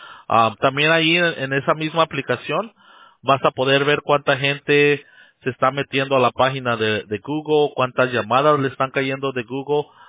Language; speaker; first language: Spanish; early bilingual, heritage; Spanish